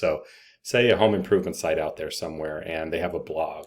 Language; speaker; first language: English; native; English